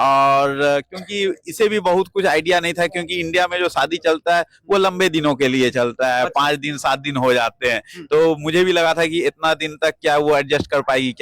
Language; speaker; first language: Hindi; native; Hindi